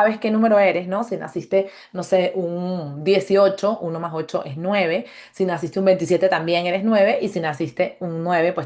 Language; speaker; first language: Spanish; native; Spanish